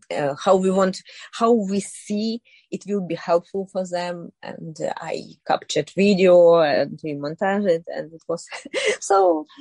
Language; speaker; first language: English; non-native, learner; Ukrainian